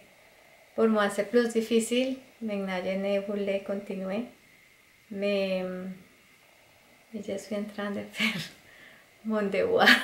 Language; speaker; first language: French; non-native, learner; Spanish